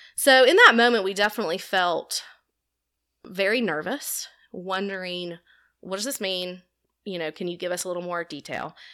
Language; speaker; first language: English; native; English